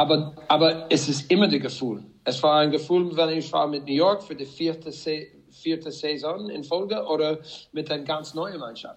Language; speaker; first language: German; non-native, fluent; English